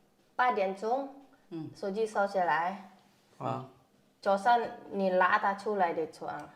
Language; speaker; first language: Chinese; non-native, learner; Indonesian